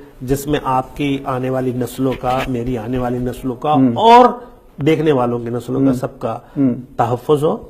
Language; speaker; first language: Urdu; native; Urdu